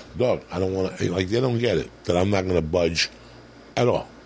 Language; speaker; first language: English; native; English